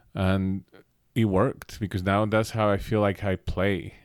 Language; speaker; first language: English; non-native, fluent; Spanish